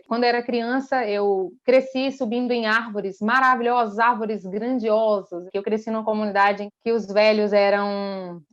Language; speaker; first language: Portuguese; native; Portuguese